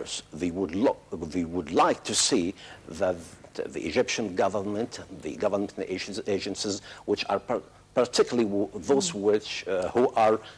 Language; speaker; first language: English; non-native, fluent; Arabic